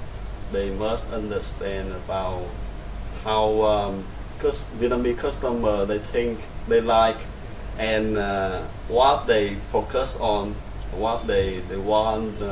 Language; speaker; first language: English; non-native, learner; Vietnamese